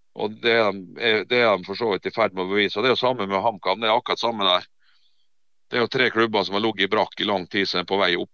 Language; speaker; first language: Norwegian; native; Norwegian